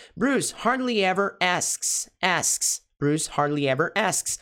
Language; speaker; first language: English; non-native, fluent; Portuguese